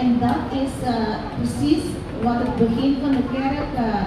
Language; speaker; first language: Dutch; non-native, fluent; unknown